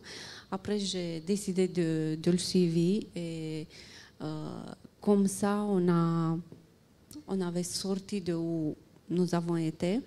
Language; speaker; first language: French; non-native, fluent; Romanian